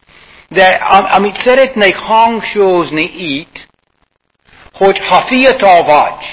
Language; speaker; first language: Hungarian; non-native, fluent; English